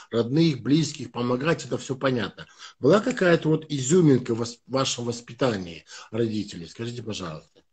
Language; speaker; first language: Russian; non-native, fluent; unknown